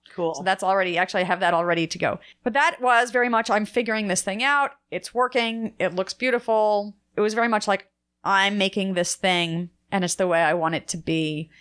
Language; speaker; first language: English; native; English